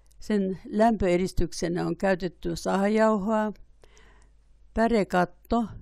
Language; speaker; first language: Finnish; early bilingual, heritage; Finnish